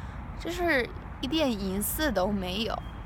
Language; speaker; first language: Chinese; non-native, learner; English